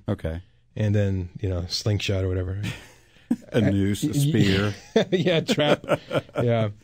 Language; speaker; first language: English; native; English